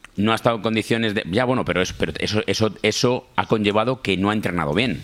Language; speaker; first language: Spanish; native; Spanish